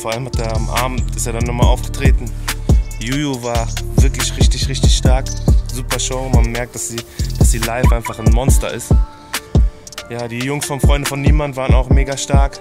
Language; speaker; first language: German; native; German